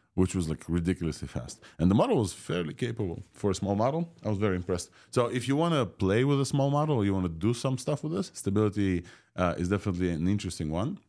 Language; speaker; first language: English; non-native, fluent; Russian